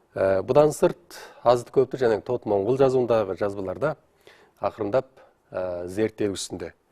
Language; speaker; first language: Kazakh; native; Kazakh